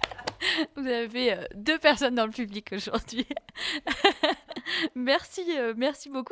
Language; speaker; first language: French; native; French